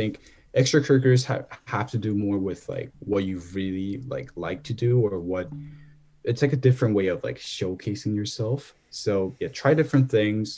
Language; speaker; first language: English; non-native, fluent; Korean